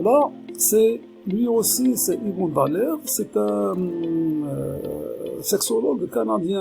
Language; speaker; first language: French; non-native, local second language; Arabic